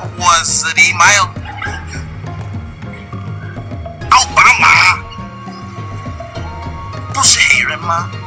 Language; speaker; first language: Chinese; non-native, fluent; English